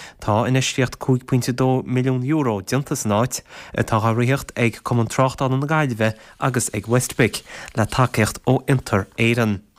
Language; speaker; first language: Irish; native; Irish